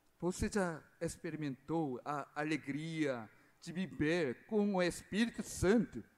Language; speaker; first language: Portuguese; non-native, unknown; Korean